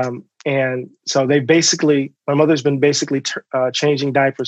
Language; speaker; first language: English; native; English